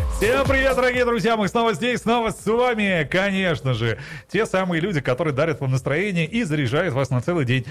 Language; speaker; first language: Russian; non-native, local second language; Tajik